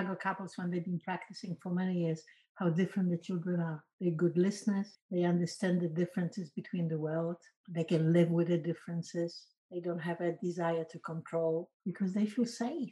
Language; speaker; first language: English; non-native, fluent; Polish